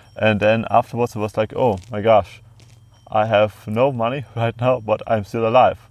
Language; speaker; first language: English; non-native, fluent; German